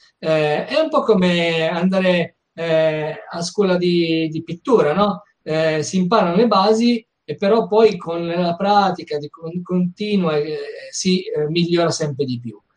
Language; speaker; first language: Italian; native; Italian